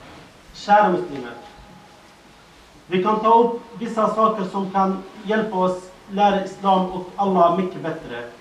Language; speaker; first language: Swedish; non-native, fluent; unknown